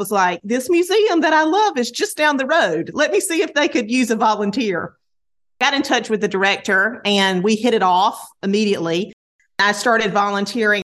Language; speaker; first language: English; native; English